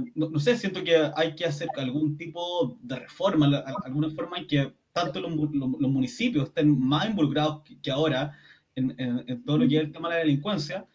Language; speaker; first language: Spanish; native; Spanish